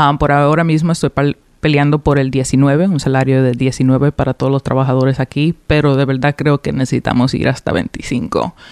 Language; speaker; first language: Spanish; early bilingual, heritage; Spanish